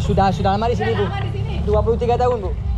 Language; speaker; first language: Indonesian; non-native, fluent; English